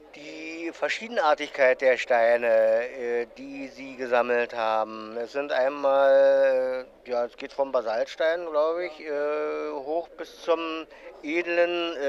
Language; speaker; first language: German; native; German